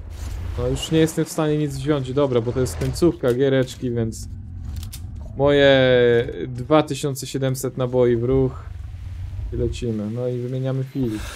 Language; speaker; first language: Polish; native; Polish